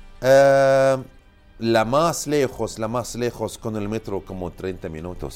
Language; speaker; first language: Spanish; non-native, learner; Arabic